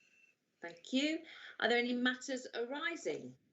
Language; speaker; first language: English; native; English